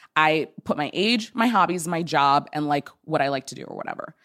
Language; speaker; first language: English; native; English